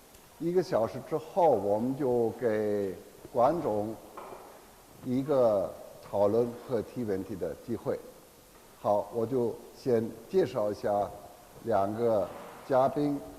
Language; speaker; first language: Chinese; non-native, fluent; German